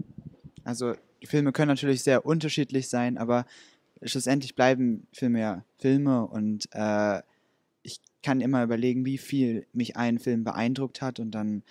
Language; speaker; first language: German; native; German